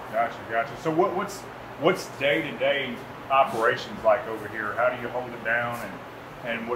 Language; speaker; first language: English; native; English